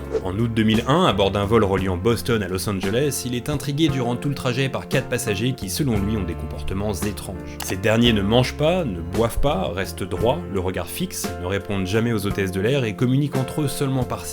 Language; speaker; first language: French; native; French